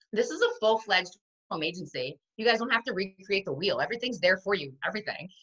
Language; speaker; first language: English; native; English